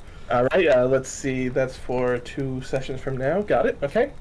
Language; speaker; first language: English; native; English